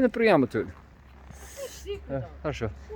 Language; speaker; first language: Russian; non-native, learner; English